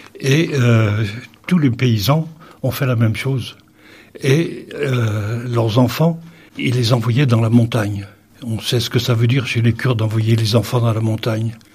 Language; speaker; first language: French; native; French